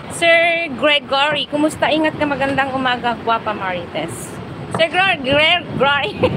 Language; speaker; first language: Filipino; native; Filipino